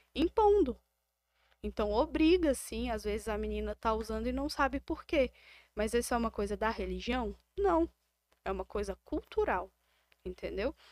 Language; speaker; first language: Portuguese; native; Portuguese